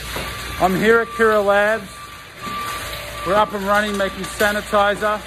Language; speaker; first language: English; native; English